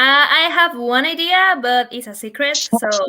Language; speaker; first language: English; non-native, learner; Spanish